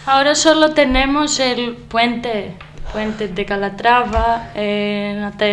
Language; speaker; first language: Spanish; non-native, learner; Greek